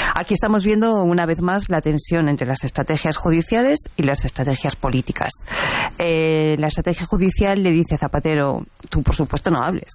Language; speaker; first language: Spanish; native; Spanish